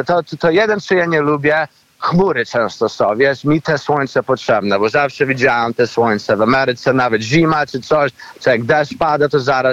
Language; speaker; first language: Polish; early bilingual, heritage; Polish